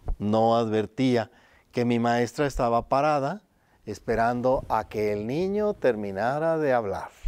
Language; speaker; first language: Spanish; native; Spanish